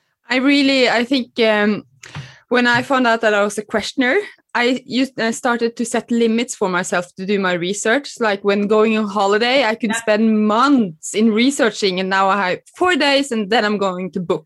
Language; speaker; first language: English; non-native, fluent; Norwegian